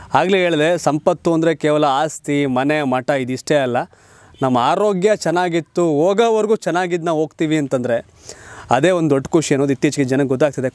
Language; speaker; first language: Kannada; native; Kannada